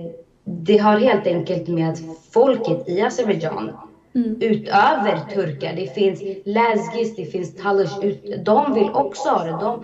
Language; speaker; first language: Swedish; early bilingual, other home language; Azerbaijani